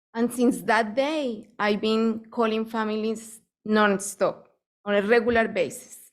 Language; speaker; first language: English; non-native, fluent; Spanish